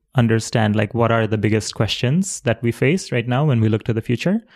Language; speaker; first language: English; non-native, local second language; Bangla